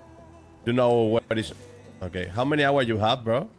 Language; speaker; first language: English; non-native, learner; Spanish